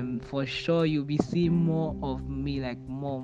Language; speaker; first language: English; non-native, local second language; Igbo